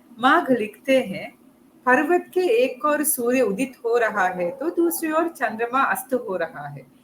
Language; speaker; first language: Hindi; non-native, fluent; Sinhala